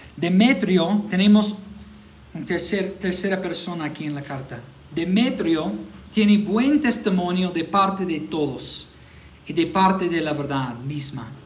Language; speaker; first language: Spanish; non-native, fluent; English